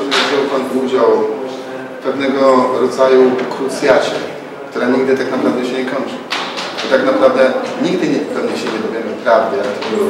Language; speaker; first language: Polish; native; Polish